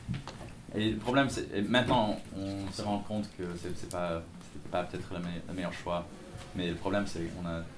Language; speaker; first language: French; non-native, fluent; English